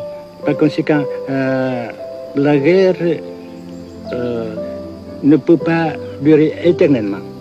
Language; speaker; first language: French; non-native, local second language; Vietnamese